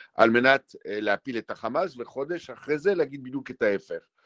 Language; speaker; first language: Hebrew; non-native, fluent; French